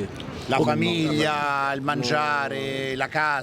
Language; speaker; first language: Italian; native; Italian